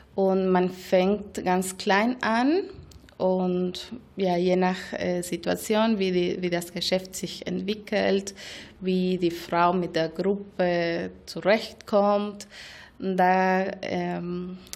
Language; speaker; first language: German; non-native, fluent; Spanish